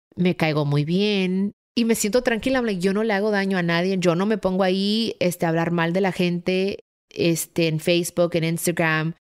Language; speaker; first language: Spanish; early bilingual, heritage; Spanish